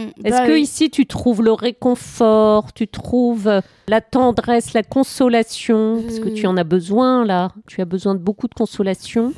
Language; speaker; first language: French; native; French